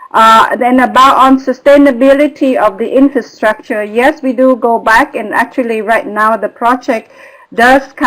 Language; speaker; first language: English; non-native, fluent; Vietnamese